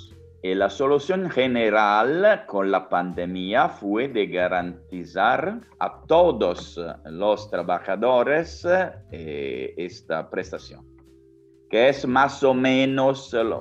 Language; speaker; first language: Spanish; non-native, fluent; Italian